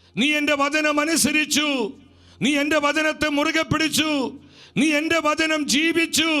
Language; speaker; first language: Malayalam; native; Malayalam